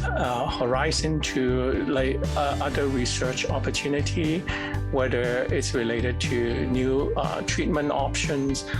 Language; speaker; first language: English; non-native, fluent; Cantonese